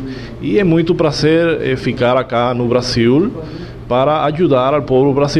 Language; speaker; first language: Portuguese; non-native, learner; Spanish